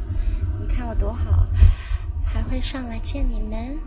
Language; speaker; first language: Chinese; non-native, local second language; Cantonese